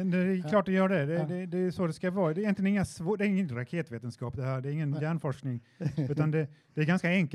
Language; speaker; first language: Swedish; native; Swedish